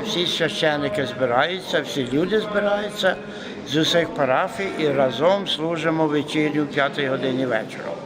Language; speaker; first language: Ukrainian; early bilingual, heritage; Ukrainian